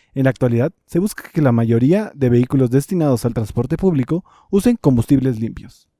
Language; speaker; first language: Spanish; native; Spanish